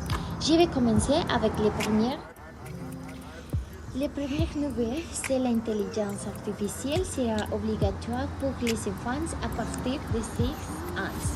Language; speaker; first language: French; non-native, learner; Spanish